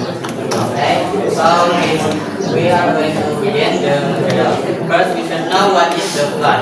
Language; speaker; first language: English; non-native, learner; Indonesian